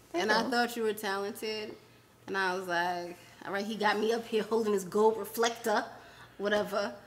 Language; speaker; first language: English; native; English